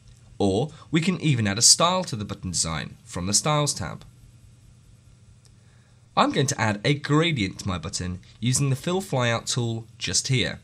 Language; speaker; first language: English; native; English